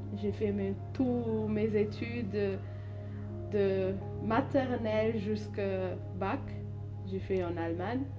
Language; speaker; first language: French; non-native, learner; Hindi